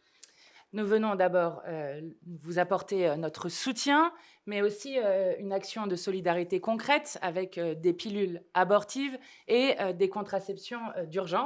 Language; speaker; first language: French; native; French